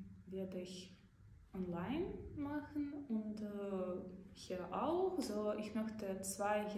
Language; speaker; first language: German; non-native, learner; Ukrainian